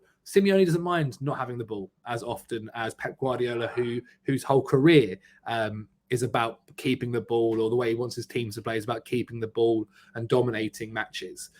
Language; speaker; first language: English; native; English